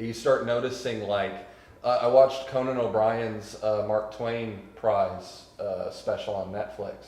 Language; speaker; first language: English; native; English